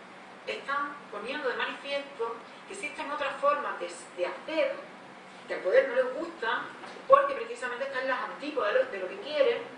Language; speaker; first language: Spanish; native; Spanish